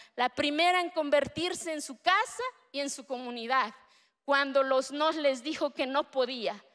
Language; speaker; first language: Spanish; early bilingual, other home language; Zapotec